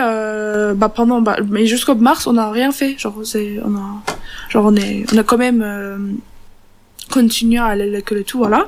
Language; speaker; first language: French; non-native, learner; Turkish